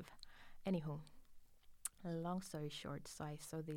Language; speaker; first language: English; non-native, local second language; Swahili